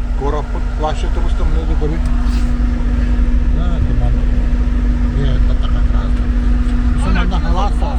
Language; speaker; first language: Russian; non-native, local second language; Yakut